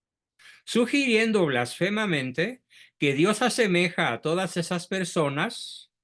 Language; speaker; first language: Spanish; native; Spanish